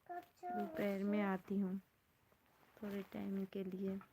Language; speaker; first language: Hindi; non-native, local second language; Bangla